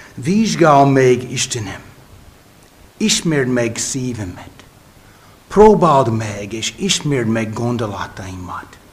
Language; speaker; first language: Hungarian; non-native, fluent; English